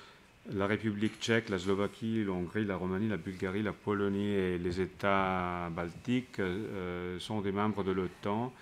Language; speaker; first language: French; non-native, fluent; Italian